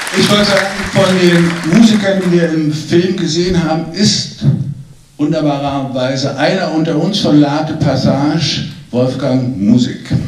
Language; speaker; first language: German; native; German